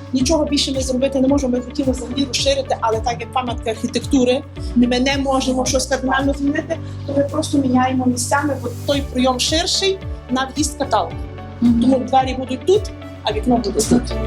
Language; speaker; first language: Ukrainian; native; Ukrainian